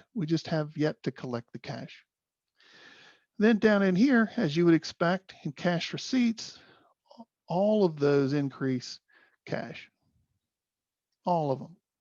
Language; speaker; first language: English; native; English